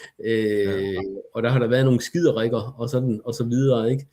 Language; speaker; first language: Danish; native; Danish